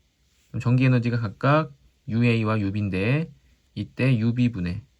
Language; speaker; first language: Korean; native; Korean